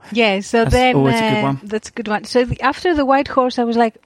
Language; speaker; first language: English; non-native, fluent; Greek